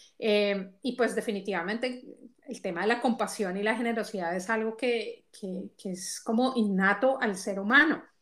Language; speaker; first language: Spanish; native; Spanish